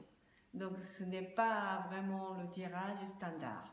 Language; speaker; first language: French; non-native, learner; Japanese